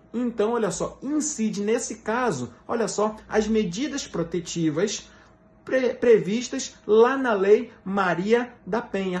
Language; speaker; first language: Portuguese; native; Portuguese